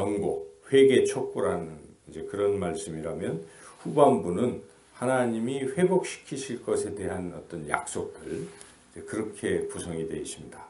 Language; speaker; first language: Korean; native; Korean